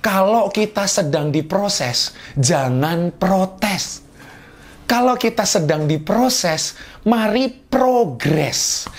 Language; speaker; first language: Indonesian; native; Indonesian